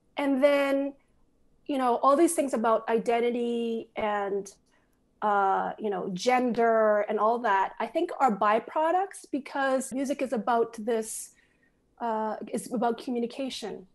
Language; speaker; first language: English; native; English